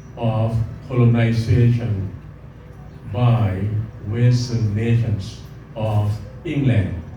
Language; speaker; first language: English; non-native, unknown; Thai